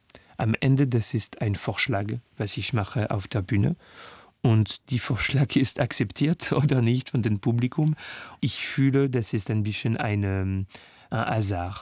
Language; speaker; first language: German; non-native, fluent; French